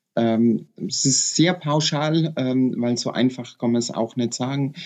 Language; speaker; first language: German; native; German